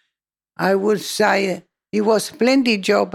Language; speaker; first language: English; non-native, learner; Italian